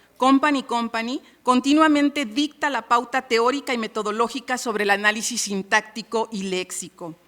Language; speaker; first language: Spanish; native; Spanish